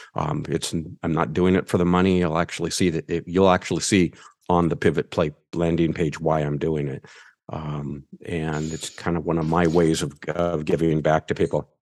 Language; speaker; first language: English; native; English